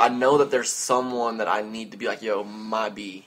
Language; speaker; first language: English; native; English